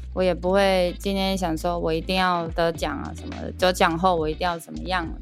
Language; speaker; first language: Chinese; non-native, local second language; Amis